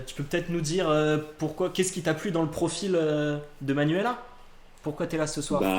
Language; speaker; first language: French; native; French